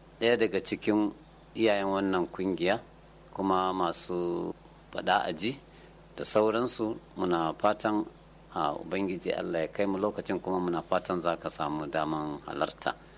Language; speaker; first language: Hausa; non-native, local second language; Fula